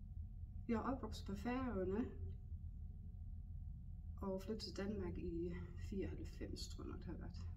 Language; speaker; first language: Danish; non-native, local second language; Faroese